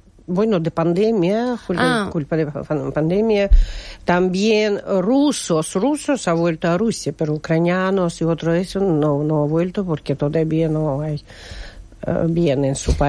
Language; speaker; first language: Spanish; non-native, fluent; Russian